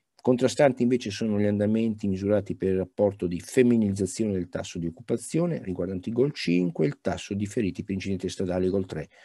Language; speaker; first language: Italian; native; Italian